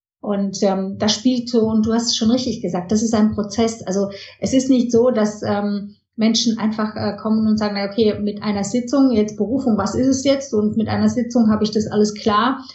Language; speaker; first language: German; early bilingual, heritage; German